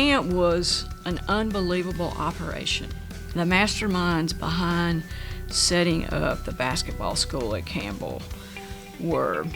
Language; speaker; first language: English; native; English